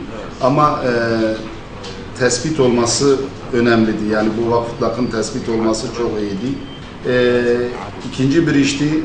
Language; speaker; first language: Turkish; non-native, fluent; Arabic